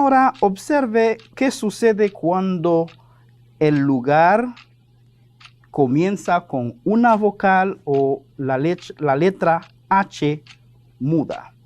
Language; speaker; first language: Spanish; non-native, fluent; French